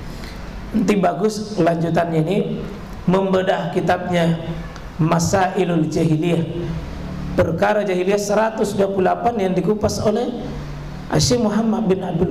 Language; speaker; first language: Indonesian; native; Indonesian